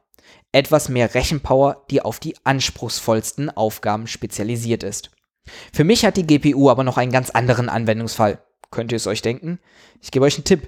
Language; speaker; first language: German; native; German